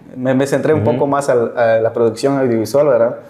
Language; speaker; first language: Spanish; native; Spanish